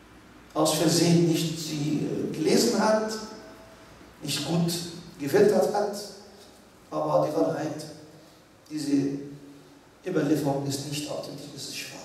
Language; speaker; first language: German; non-native, fluent; Arabic